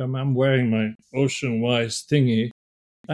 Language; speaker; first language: English; non-native, fluent; Swedish